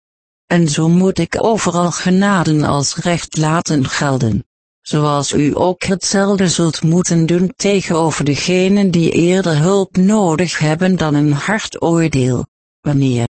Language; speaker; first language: Dutch; native; Dutch